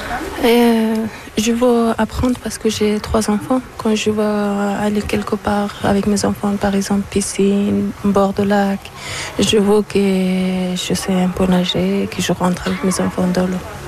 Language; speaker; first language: French; non-native, learner; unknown